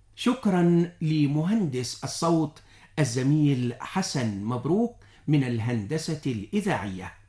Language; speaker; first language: Arabic; native; Arabic